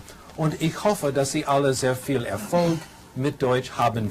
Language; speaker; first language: German; non-native, fluent; English